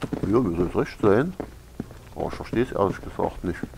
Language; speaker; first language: German; native; German